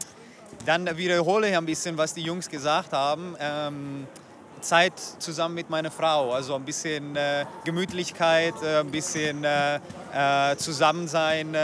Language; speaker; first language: German; non-native, fluent; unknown